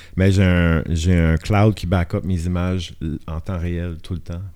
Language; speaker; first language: French; native; French